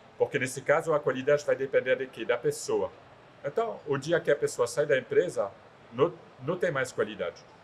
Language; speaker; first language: Portuguese; non-native, fluent; French